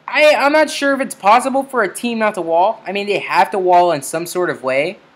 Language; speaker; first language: English; native; English